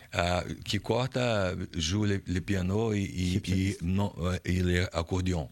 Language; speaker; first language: French; non-native, learner; Portuguese